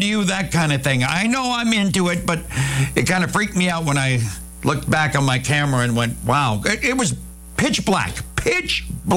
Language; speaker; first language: English; native; English